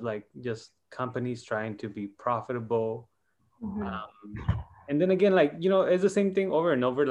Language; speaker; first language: English; non-native, fluent; Spanish